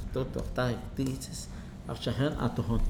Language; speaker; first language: Spanish; non-native, local second language; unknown